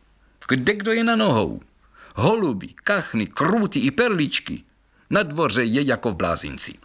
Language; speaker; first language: Czech; native; Czech